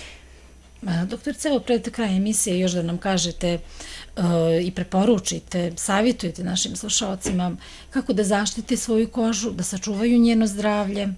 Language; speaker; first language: Croatian; native; Croatian